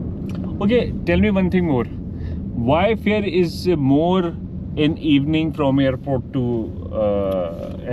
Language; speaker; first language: English; non-native, local second language; Urdu